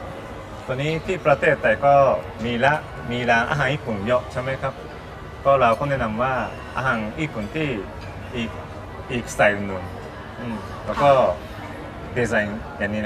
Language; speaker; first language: Thai; non-native, learner; Japanese